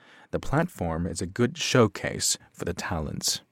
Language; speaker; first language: English; non-native, fluent; Chinese